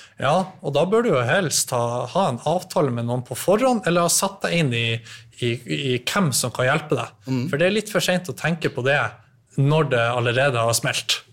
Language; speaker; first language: Norwegian; native; Norwegian